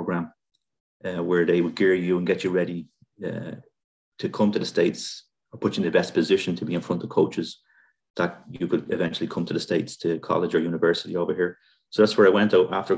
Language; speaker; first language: English; native; English